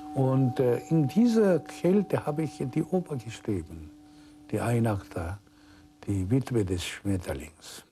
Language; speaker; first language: German; non-native, fluent; Korean